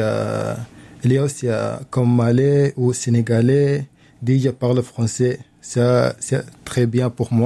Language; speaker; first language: French; non-native, learner; Arabic